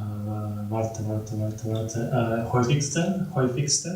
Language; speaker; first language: German; non-native, learner; Slovenian